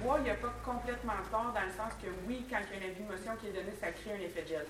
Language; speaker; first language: French; native; French